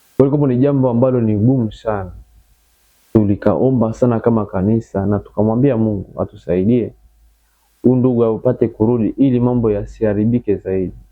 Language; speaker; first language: Swahili; native; Swahili